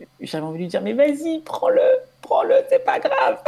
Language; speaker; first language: French; native; French